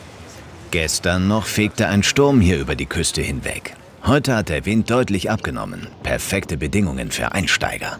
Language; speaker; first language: German; native; German